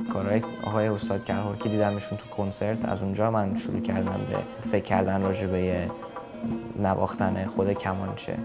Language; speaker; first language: Persian; early bilingual, heritage; Persian